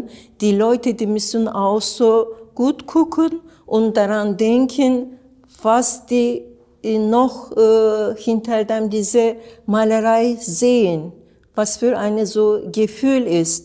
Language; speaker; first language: German; non-native, learner; Turkish